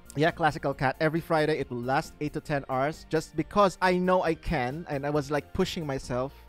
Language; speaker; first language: English; non-native, local second language; Filipino